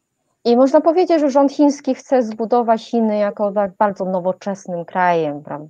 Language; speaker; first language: Polish; non-native, fluent; Chinese